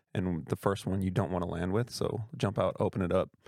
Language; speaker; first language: English; native; English